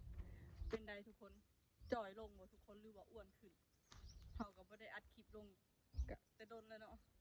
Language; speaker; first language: Thai; non-native, local second language; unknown